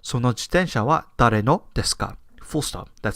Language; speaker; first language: Japanese; non-native, fluent; English